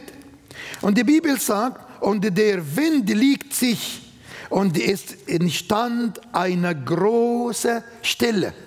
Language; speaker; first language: German; non-native, fluent; Arabic